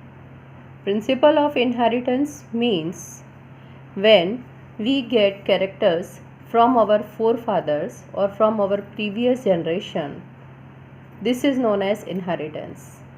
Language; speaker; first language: English; non-native, local second language; Gujarati